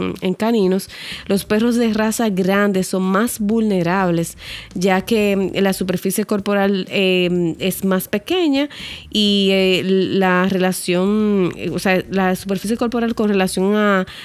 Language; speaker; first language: Spanish; native; Spanish